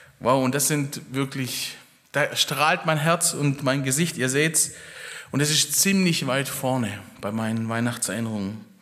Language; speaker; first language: German; early bilingual, other home language; Italian